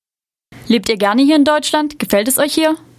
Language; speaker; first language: German; native; German